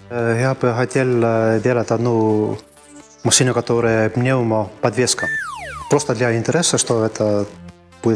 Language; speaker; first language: Russian; non-native, fluent; Estonian